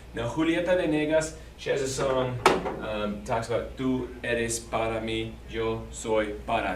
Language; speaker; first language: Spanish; non-native, fluent; English